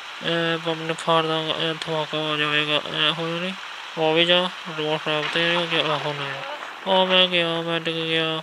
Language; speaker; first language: Urdu; non-native, local second language; Punjabi